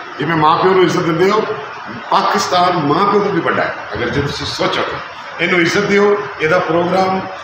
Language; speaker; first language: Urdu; non-native, local second language; Punjabi